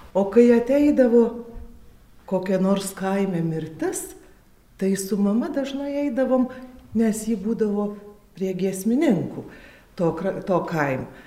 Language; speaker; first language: Lithuanian; native; Lithuanian